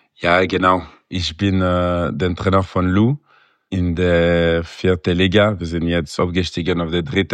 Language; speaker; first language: German; non-native, local second language; French